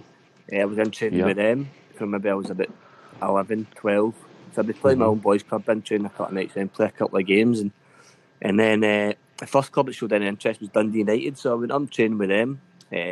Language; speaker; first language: English; native; English